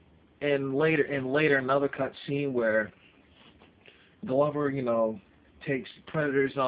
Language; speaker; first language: English; native; English